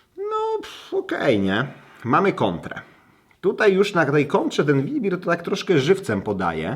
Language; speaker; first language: Polish; native; Polish